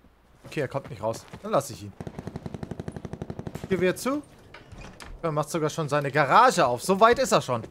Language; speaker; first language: German; native; German